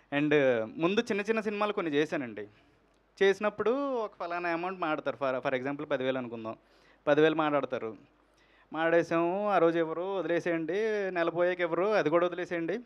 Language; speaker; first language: Telugu; native; Telugu